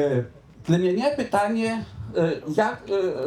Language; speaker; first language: Polish; non-native, local second language; Belarusian